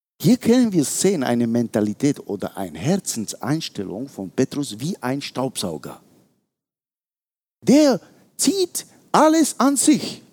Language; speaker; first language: German; non-native, fluent; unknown